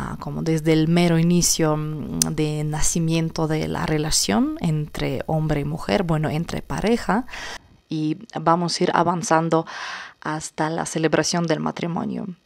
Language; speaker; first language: Spanish; non-native, fluent; Russian